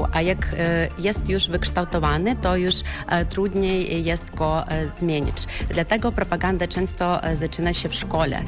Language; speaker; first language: Polish; non-native, fluent; Ukrainian